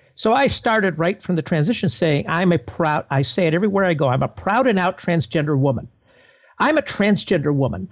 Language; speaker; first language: English; native; English